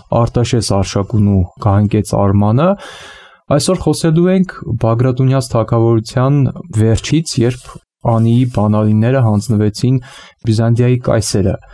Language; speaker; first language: Armenian; native; Armenian